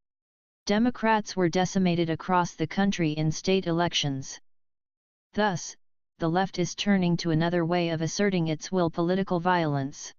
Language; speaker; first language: English; native; English